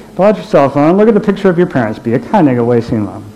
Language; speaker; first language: English; native; English